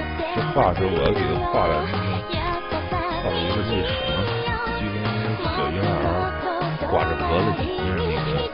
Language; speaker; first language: Chinese; native; Chinese